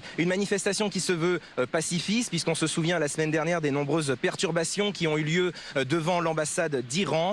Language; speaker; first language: French; native; French